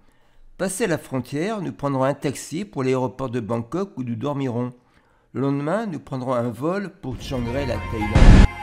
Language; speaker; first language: French; native; French